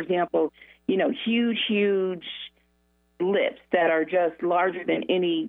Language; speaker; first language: English; native; English